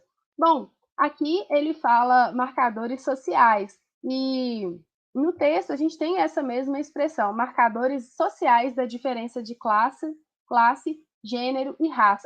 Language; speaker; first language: Portuguese; native; Portuguese